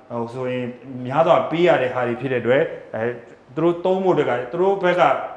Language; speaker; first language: Burmese; native; Burmese